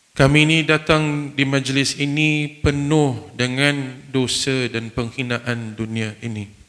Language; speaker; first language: Malay; non-native, fluent; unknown